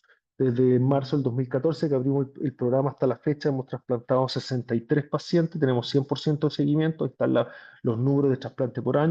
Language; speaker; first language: Spanish; native; Spanish